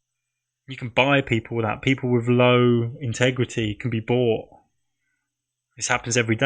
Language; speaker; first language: English; native; English